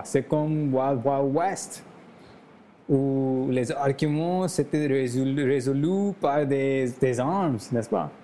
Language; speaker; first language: French; non-native, learner; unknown